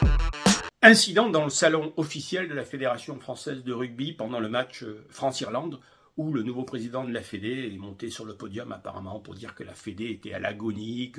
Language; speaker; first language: French; native; French